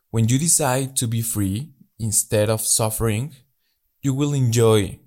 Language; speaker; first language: English; non-native, learner; Spanish